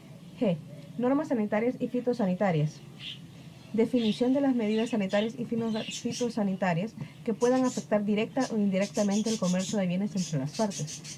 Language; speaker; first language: Spanish; native; Spanish